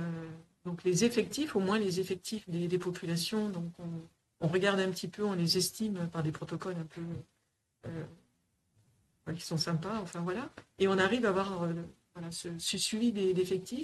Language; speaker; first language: French; native; French